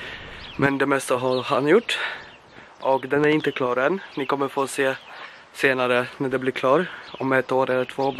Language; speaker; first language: Swedish; early bilingual, other home language; Polish